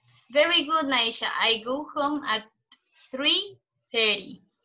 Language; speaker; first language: English; non-native, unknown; Spanish